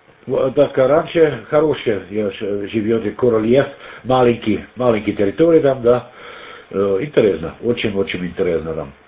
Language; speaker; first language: Russian; non-native, learner; German